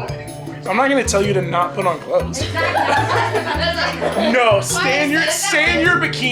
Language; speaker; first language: English; native; English